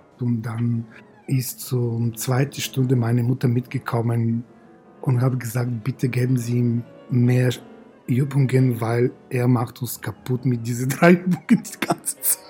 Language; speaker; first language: German; non-native, fluent; Bulgarian